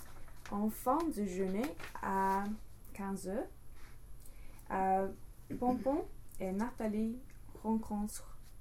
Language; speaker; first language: French; non-native, learner; English